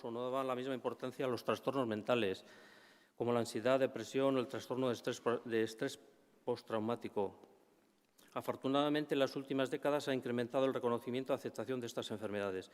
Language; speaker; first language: Spanish; native; Spanish